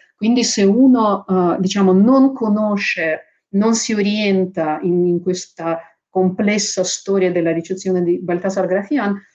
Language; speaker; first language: Italian; non-native, fluent; Russian